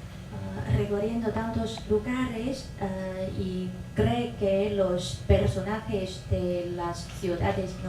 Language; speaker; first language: Spanish; non-native, fluent; Chinese